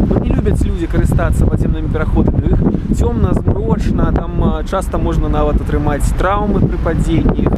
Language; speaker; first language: Belarusian; non-native, local second language; Russian